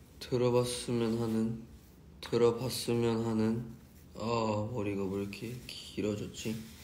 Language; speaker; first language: Korean; early bilingual, heritage; Korean